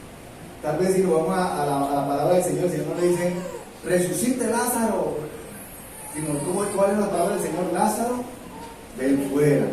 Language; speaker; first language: Spanish; native; Spanish